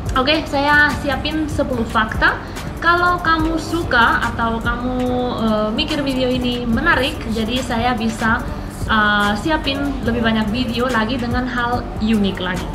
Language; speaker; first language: Indonesian; non-native, fluent; Spanish